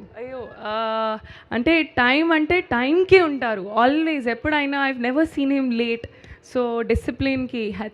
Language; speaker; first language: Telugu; non-native, learner; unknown